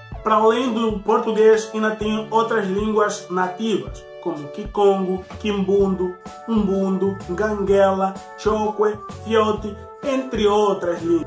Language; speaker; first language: Portuguese; native; Portuguese